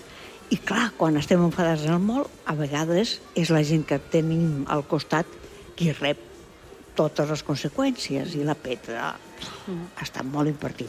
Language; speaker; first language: Catalan; non-native, local second language; Spanish